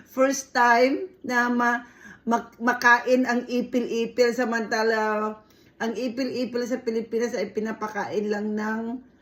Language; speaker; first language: Filipino; non-native, local second language; Iloko